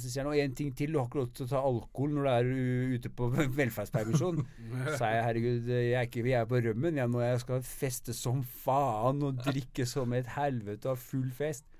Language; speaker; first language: Norwegian; native; Norwegian